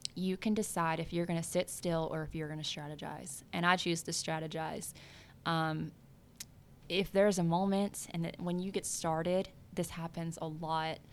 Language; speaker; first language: English; native; English